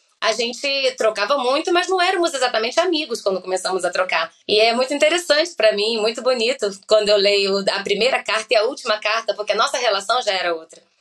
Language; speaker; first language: Portuguese; native; Portuguese